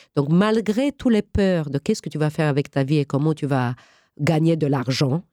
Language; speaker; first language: French; non-native, fluent; Romanian